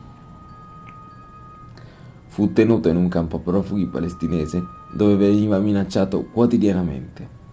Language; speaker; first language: Italian; native; Italian